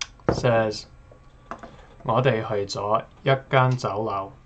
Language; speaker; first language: Cantonese; non-native, learner; English